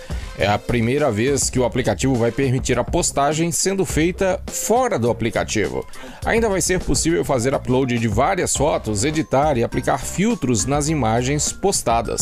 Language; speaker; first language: Portuguese; native; Portuguese